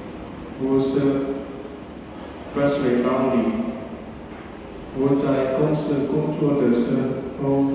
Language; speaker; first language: Chinese; non-native, learner; Indonesian